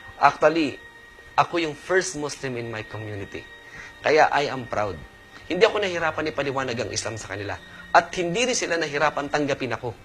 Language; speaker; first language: Filipino; native; Filipino